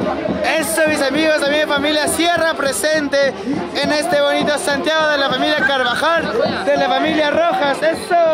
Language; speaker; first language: Spanish; native; Spanish